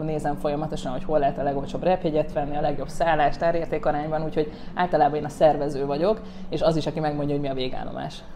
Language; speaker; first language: Hungarian; native; Hungarian